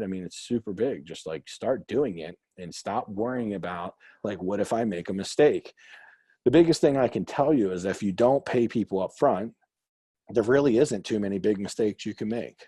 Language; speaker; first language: English; native; English